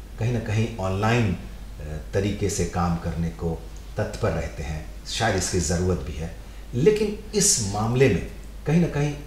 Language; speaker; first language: Hindi; native; Hindi